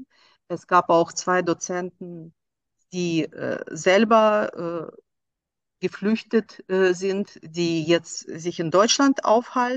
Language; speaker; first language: German; non-native, fluent; Russian